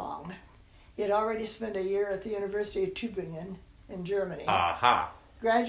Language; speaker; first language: English; non-native, local second language; German